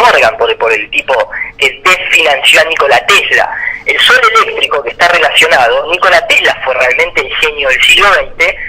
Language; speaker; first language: Spanish; native; Spanish